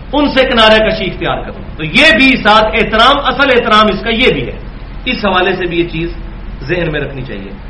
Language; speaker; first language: Urdu; non-native, local second language; Punjabi